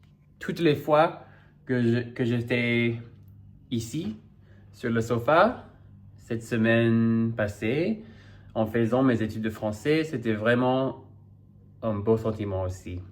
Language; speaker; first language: French; non-native, fluent; English